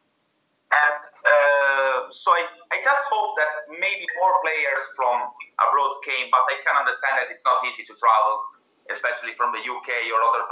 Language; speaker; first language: English; non-native, fluent; Italian